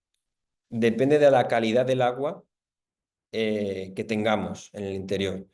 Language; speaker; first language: Spanish; native; Spanish